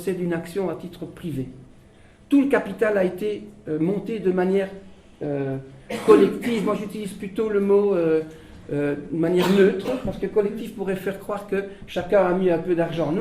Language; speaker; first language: French; native; French